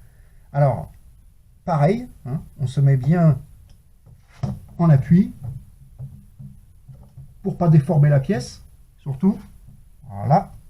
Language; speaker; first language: French; native; French